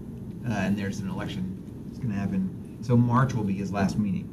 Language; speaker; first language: English; native; English